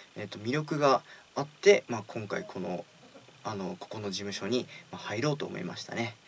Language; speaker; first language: Japanese; native; Japanese